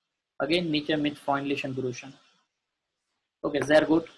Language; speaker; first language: German; non-native, learner; Gujarati